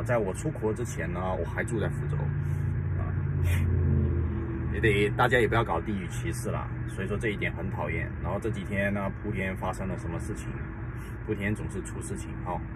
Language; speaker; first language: Chinese; native; Chinese